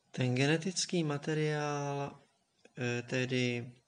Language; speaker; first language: Czech; native; Czech